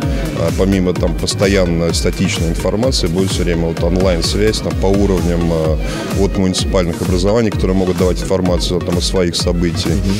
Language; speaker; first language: Russian; native; Russian